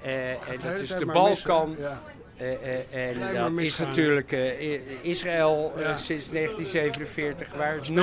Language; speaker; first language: Dutch; native; Dutch